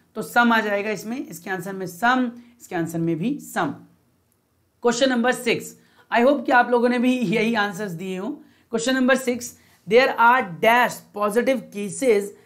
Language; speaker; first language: Hindi; native; Hindi